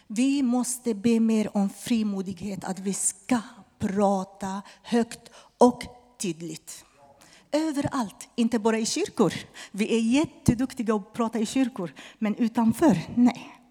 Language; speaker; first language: Swedish; non-native, fluent; Arabic